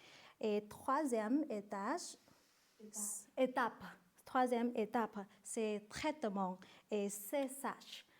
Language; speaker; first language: French; non-native, learner; Vietnamese